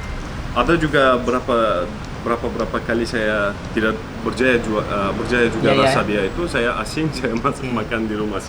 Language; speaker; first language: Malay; non-native, fluent; Turkish